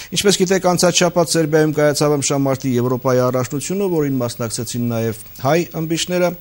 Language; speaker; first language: Armenian; native; Armenian